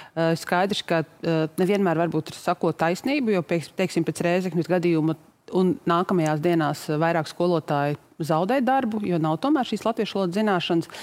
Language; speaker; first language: Latvian; native; Latvian